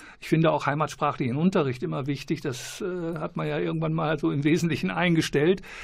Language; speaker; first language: German; native; German